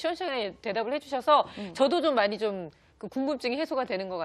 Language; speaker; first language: Korean; native; Korean